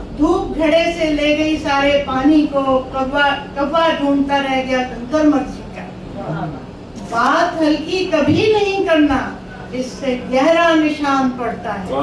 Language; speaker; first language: Urdu; non-native, local second language; Punjabi